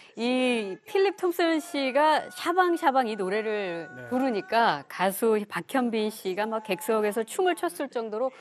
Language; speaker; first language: Korean; native; Korean